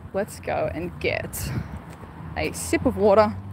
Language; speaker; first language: English; native; English